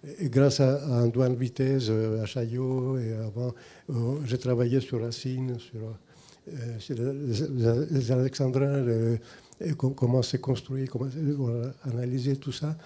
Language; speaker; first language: French; non-native, fluent; Greek